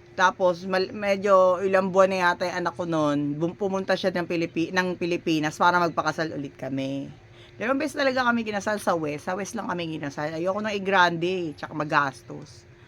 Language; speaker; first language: Filipino; native; Filipino